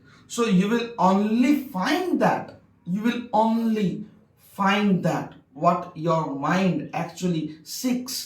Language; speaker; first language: English; non-native, local second language; Bangla